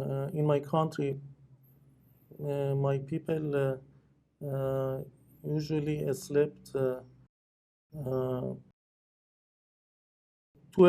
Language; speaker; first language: English; non-native, learner; Persian